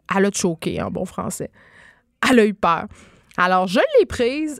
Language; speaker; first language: French; native; French